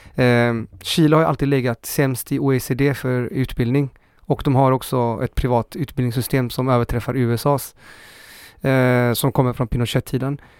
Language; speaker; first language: Swedish; early bilingual, other home language; Spanish